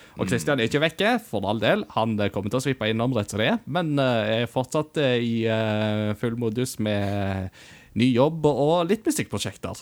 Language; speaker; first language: Norwegian; native; Norwegian